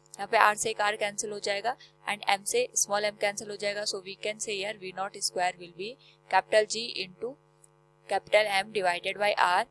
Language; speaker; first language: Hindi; native; Hindi